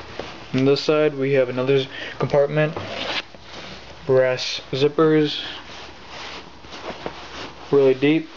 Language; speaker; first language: English; native; English